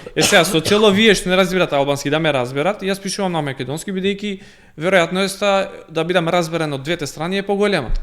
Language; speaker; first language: Macedonian; non-native, local second language; Albanian